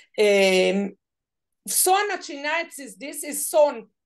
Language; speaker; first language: Russian; non-native, learner; Hebrew